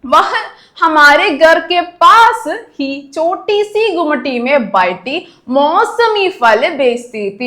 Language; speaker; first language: Hindi; non-native, local second language; Malayalam